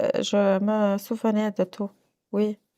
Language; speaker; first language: French; non-native, local second language; Arabic